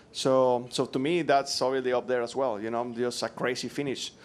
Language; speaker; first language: English; non-native, fluent; Spanish